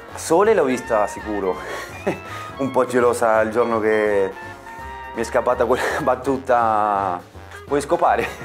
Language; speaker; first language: Italian; non-native, fluent; Spanish